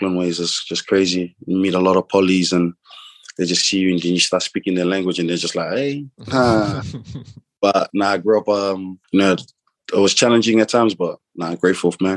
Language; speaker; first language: English; non-native, local second language; Samoan